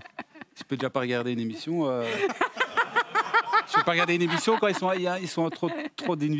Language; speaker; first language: French; native; French